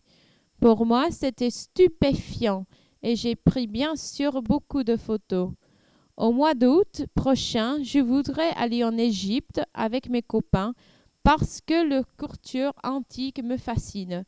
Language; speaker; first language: French; non-native, learner; English